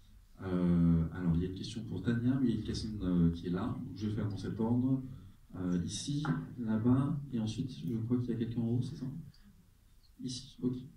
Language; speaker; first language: French; native; French